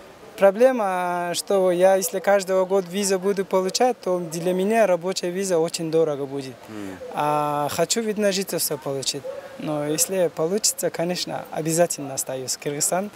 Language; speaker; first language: Russian; non-native, learner; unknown